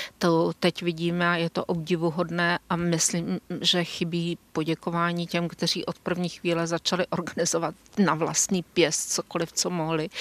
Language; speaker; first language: Czech; native; Czech